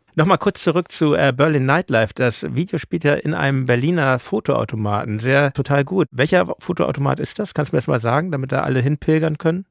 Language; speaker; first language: German; native; German